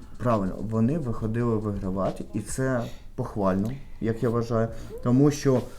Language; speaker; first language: Ukrainian; non-native, local second language; Russian